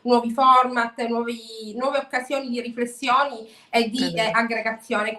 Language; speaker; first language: Italian; native; Italian